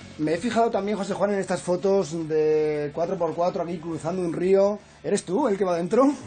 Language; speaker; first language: Spanish; native; Spanish